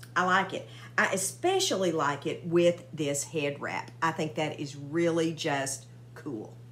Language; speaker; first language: English; native; English